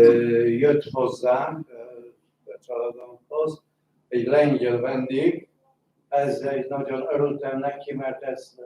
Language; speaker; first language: Hungarian; non-native, fluent; Polish